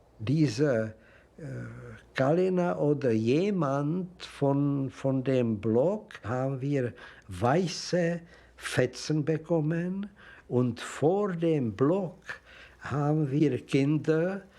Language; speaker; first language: German; non-native, fluent; Czech